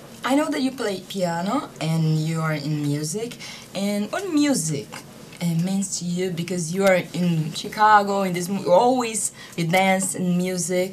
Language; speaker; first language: English; non-native, learner; Portuguese